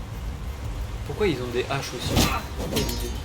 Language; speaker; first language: French; native; French